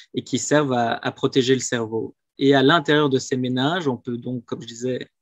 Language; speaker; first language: French; native; French